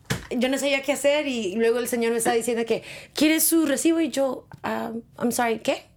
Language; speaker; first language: Spanish; early bilingual, heritage; Spanish